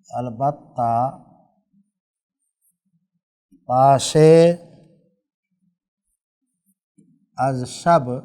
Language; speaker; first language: Persian; non-native, fluent; Urdu